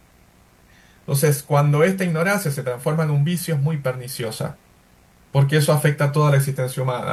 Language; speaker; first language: Spanish; native; Spanish